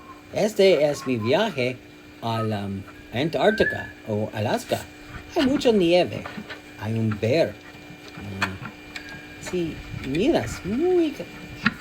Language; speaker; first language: Spanish; non-native, learner; English